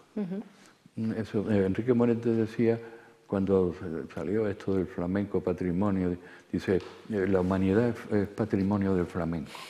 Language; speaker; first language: Spanish; native; Spanish